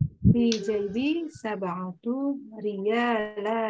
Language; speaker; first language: Arabic; non-native, learner; Indonesian